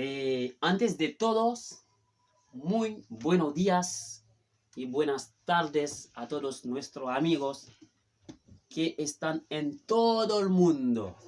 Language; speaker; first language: Spanish; non-native, fluent; Haitian Creole